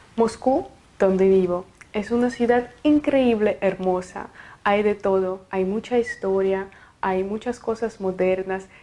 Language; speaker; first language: Spanish; non-native, fluent; Russian